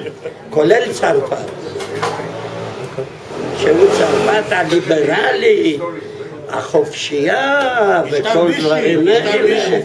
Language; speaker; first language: Hebrew; non-native, fluent; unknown